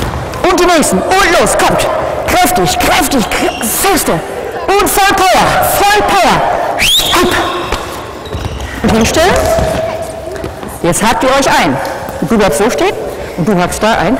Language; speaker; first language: German; native; German